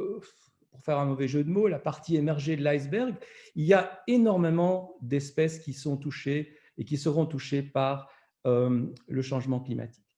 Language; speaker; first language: French; native; French